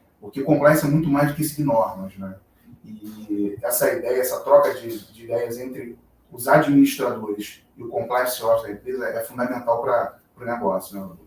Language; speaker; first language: Portuguese; native; Portuguese